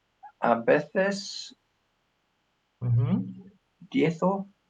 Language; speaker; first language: Spanish; non-native, learner; English